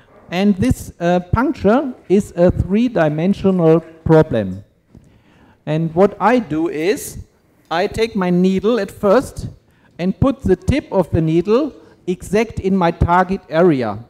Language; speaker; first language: English; non-native, fluent; German